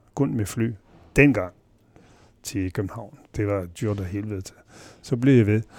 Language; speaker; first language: Danish; non-native, fluent; French